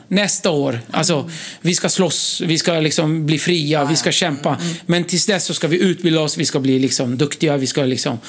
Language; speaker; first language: Swedish; early bilingual, other home language; Kurdish